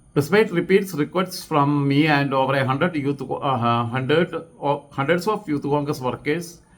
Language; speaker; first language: English; non-native, local second language; Malayalam